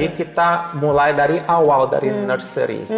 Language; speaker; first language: Indonesian; non-native, learner; Portuguese